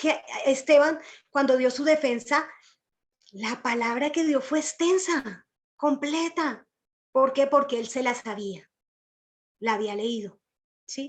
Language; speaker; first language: Spanish; native; Spanish